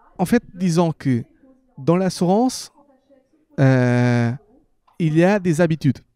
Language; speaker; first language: French; non-native, fluent; Portuguese